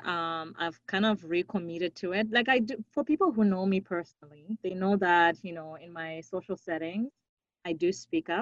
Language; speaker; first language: English; non-native, local second language; Shona